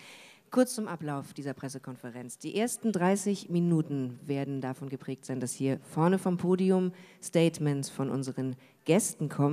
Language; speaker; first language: German; native; German